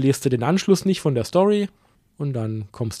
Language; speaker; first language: German; native; German